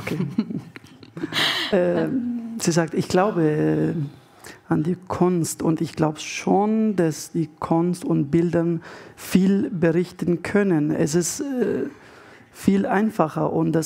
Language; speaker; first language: German; non-native, fluent; Arabic